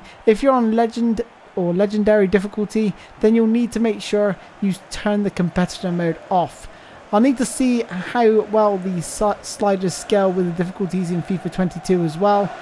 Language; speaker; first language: English; native; English